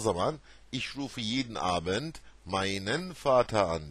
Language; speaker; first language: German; non-native, fluent; Turkish